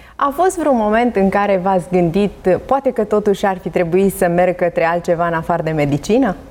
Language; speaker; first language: Romanian; native; Romanian